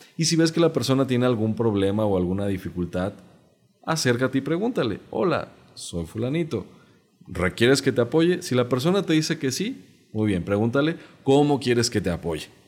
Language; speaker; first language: Spanish; non-native, local second language; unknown